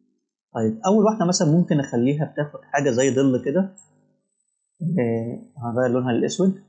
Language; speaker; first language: Arabic; native; Arabic